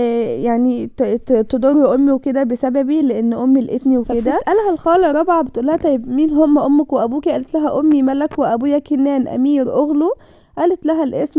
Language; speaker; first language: Arabic; native; Arabic